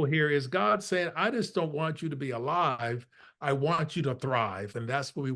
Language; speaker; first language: English; native; English